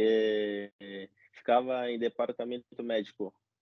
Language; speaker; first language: Spanish; non-native, learner; Portuguese